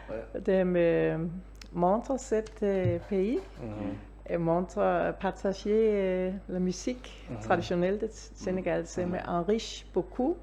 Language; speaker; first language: French; non-native, fluent; Danish